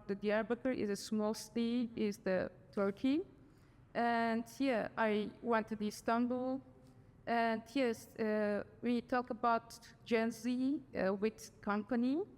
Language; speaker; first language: English; non-native, learner; Turkish